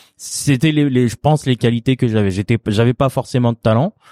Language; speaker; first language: French; native; French